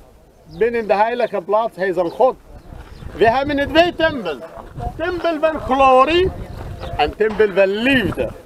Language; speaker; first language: Dutch; non-native, learner; Arabic